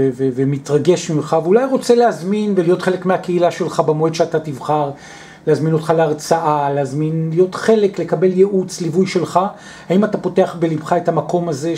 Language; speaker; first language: Hebrew; native; Hebrew